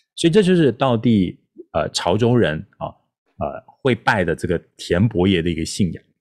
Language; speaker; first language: Chinese; non-native, local second language; Min Nan Chinese